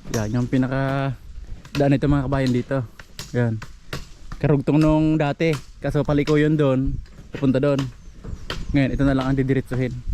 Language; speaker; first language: Filipino; non-native, local second language; Bikol